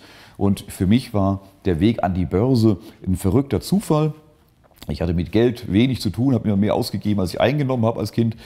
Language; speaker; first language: German; native; German